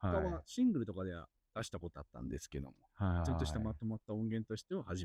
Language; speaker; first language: Japanese; native; Japanese